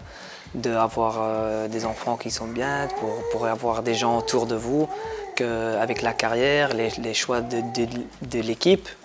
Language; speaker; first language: French; non-native, local second language; Dutch